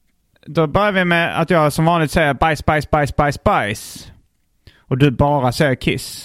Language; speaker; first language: Swedish; native; Swedish